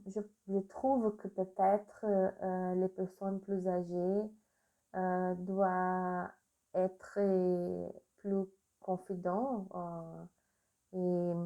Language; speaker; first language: French; non-native, learner; Portuguese